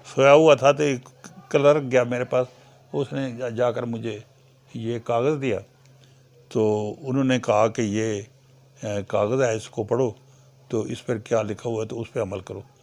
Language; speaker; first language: Urdu; non-native, local second language; Punjabi